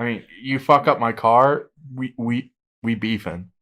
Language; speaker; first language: English; native; English